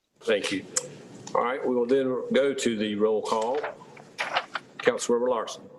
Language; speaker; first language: English; native; English